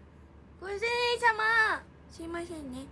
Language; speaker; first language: Japanese; native; Japanese